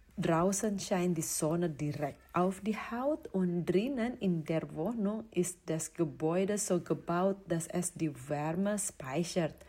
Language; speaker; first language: German; non-native, fluent; Indonesian